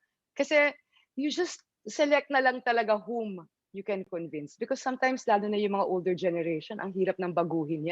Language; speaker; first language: Filipino; native; Filipino